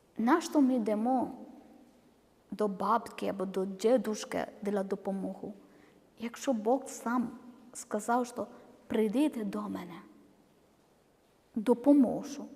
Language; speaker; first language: Ukrainian; non-native, learner; Malayalam